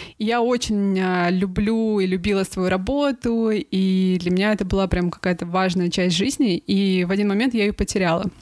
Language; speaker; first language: Russian; native; Russian